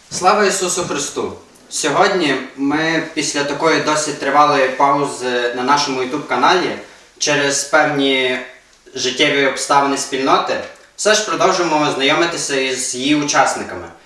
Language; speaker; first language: Ukrainian; native; Ukrainian